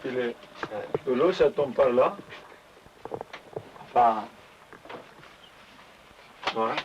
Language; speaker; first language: French; native; French